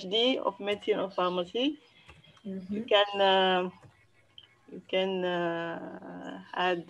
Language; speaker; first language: English; non-native, learner; French